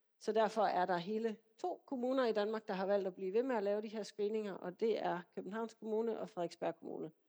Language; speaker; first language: Danish; native; Danish